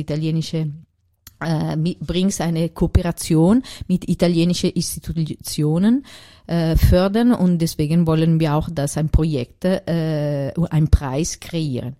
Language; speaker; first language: German; non-native, learner; Italian